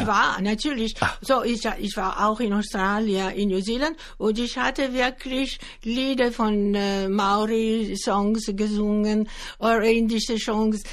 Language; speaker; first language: German; non-native, learner; Greek